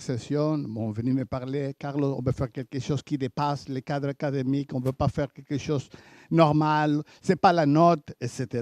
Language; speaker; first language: French; native; French